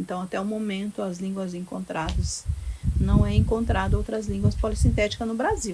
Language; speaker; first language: Portuguese; non-native, local second language; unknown